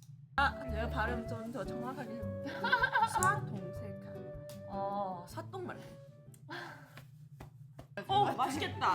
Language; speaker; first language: Korean; non-native, learner; Chinese